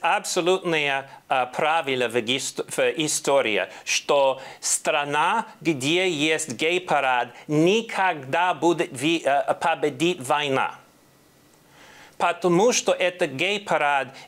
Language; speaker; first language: Russian; non-native, learner; English